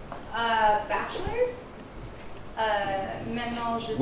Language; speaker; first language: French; non-native, learner; English